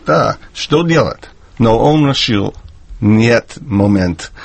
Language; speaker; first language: Russian; non-native, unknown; English